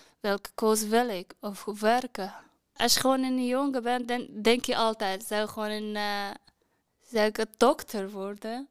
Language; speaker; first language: Dutch; non-native, learner; Persian